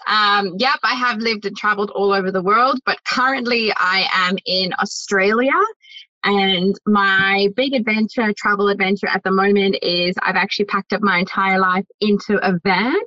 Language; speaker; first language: English; native; English